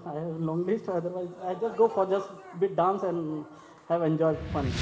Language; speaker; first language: English; non-native, learner; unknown